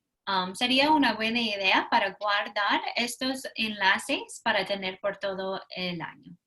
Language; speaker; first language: Spanish; non-native, fluent; English